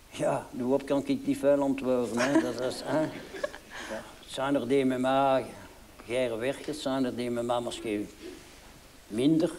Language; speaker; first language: Dutch; non-native, local second language; French